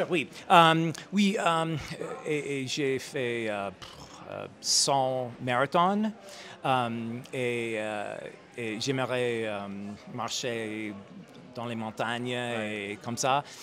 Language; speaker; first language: French; non-native, learner; English